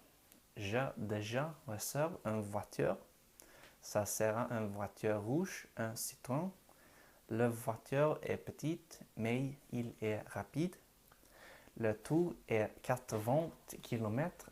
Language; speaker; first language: French; non-native, learner; Norwegian